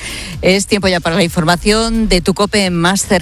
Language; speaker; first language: Spanish; native; Spanish